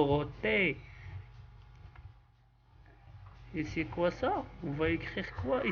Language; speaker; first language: French; non-native, local second language; Arabic